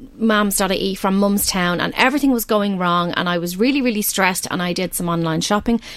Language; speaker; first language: English; native; English